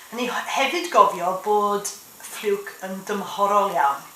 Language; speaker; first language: Welsh; native; Welsh